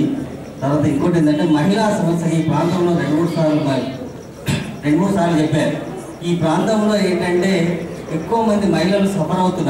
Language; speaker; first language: Telugu; native; Telugu